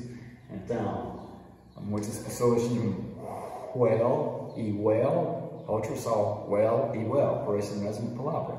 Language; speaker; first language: Portuguese; non-native, fluent; English